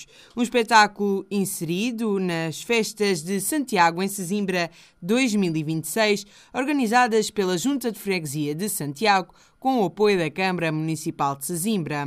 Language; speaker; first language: Portuguese; native; Portuguese